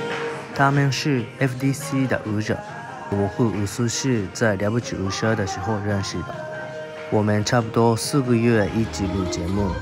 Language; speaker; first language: Chinese; non-native, fluent; Japanese